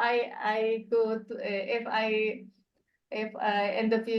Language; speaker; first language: English; non-native, learner; Indonesian